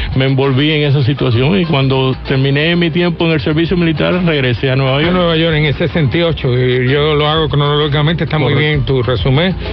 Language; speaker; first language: Spanish; native; Spanish